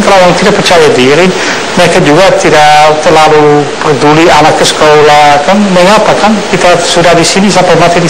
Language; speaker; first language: Indonesian; non-native, fluent; Dutch